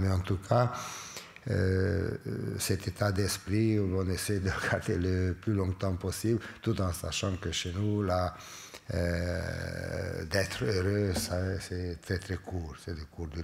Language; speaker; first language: French; non-native, fluent; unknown